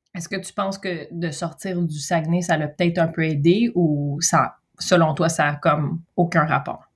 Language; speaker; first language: French; native; French